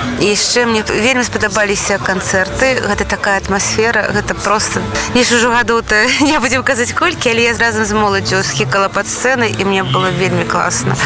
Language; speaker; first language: Belarusian; non-native, local second language; Russian